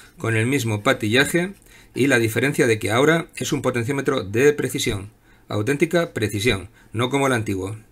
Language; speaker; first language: Spanish; native; Spanish